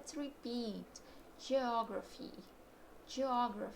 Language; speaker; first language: English; non-native, fluent; Portuguese